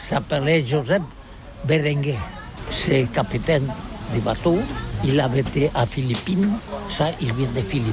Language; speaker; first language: French; non-native, learner; Catalan